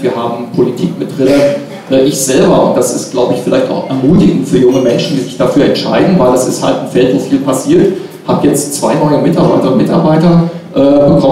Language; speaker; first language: German; native; German